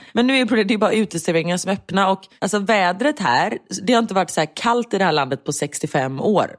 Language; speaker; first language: Swedish; native; Swedish